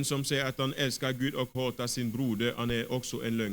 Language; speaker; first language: Swedish; non-native, fluent; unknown